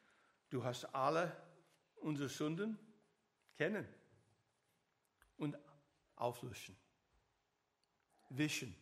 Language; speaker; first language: German; non-native, learner; English